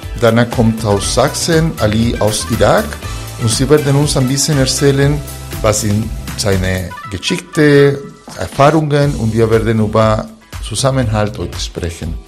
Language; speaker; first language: German; non-native, fluent; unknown